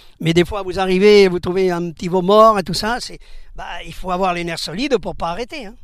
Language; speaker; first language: French; early bilingual, other home language; Spanish